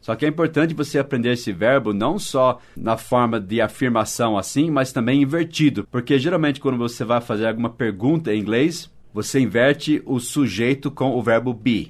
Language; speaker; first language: Portuguese; non-native, fluent; English